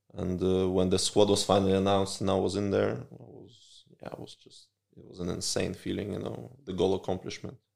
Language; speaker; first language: English; early bilingual, other home language; Russian